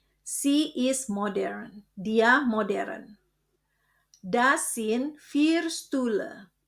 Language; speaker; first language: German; non-native, fluent; Indonesian